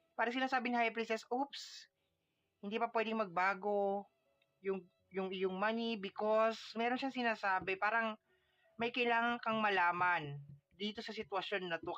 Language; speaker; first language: Filipino; non-native, local second language; Waray